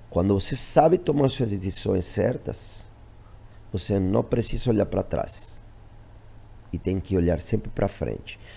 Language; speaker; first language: Portuguese; non-native, fluent; Spanish